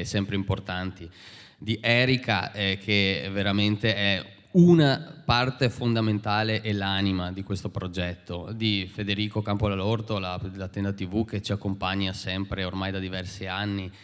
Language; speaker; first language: Italian; native; Italian